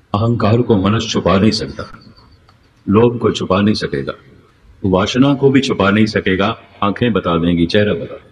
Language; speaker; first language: Urdu; non-native, local second language; Punjabi